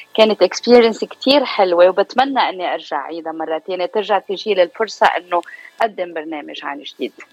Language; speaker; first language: Arabic; native; Arabic